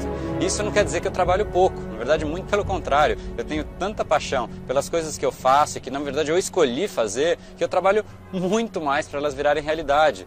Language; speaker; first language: Portuguese; native; Portuguese